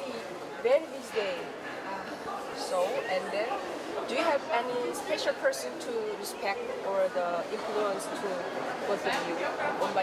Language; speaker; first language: English; non-native, learner; Korean